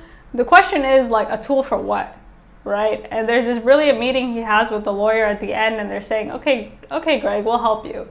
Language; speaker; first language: English; native; English